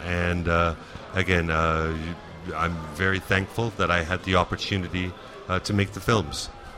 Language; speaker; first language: English; native; English